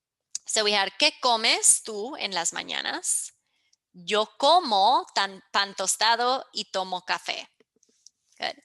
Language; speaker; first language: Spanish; early bilingual, heritage; English